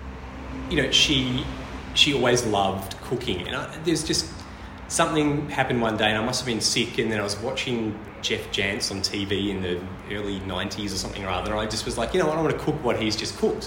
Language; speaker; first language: English; native; English